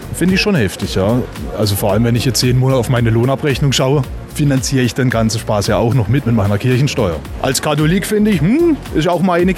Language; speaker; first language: German; native; German